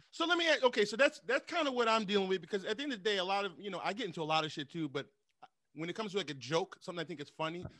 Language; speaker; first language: English; native; English